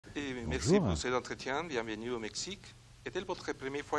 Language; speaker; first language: French; non-native, learner; Spanish